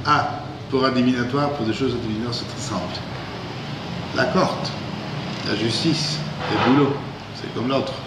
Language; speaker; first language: French; non-native, fluent; Spanish